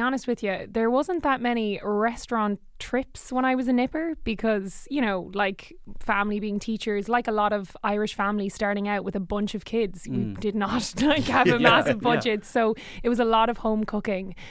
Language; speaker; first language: English; native; English